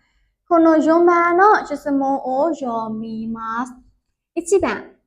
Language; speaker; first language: Japanese; non-native, learner; Burmese